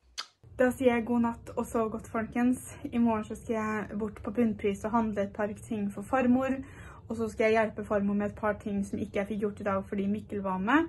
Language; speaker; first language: Norwegian; native; Norwegian